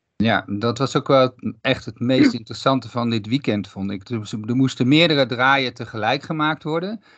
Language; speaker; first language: Dutch; native; Dutch